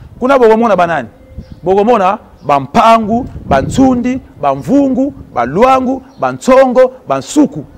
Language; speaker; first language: Lingala; non-native, local second language; Kongo